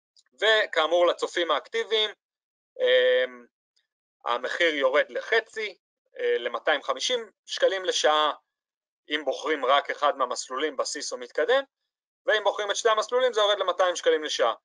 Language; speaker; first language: Hebrew; native; Hebrew